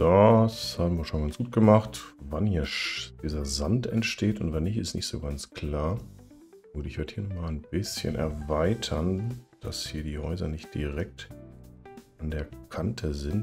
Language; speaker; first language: German; native; German